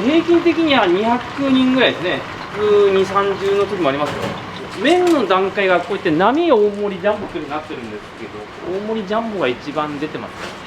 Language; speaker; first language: Japanese; native; Japanese